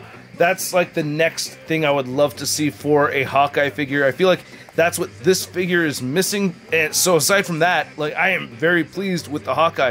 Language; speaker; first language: English; native; English